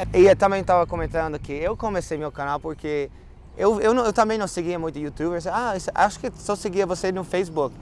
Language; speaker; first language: Portuguese; non-native, fluent; English